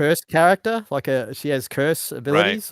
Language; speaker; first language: English; native; English